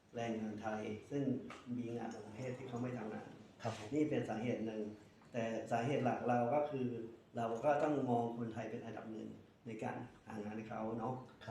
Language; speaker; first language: Thai; native; Thai